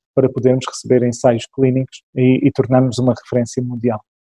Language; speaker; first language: Portuguese; early bilingual, other home language; English